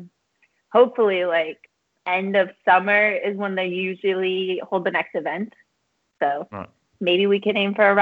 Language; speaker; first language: English; native; English